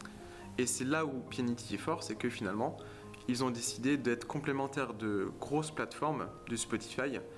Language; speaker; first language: French; native; French